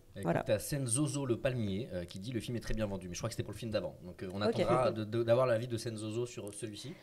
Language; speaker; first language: French; native; French